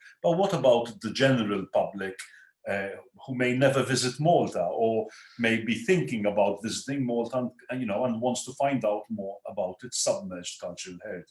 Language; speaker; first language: English; non-native, local second language; Maltese